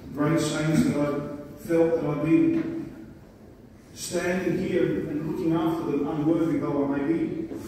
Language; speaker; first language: English; early bilingual, other home language; Greek